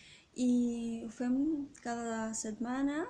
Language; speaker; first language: Catalan; non-native, learner; Spanish